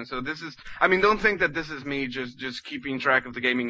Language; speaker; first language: English; non-native, fluent; Spanish